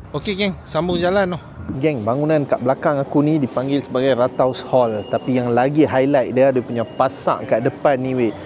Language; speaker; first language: Malay; native; Malay